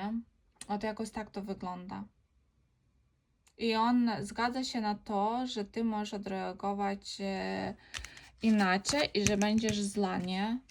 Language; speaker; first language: Polish; non-native, learner; Ukrainian